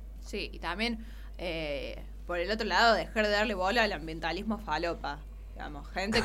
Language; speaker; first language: Spanish; native; Spanish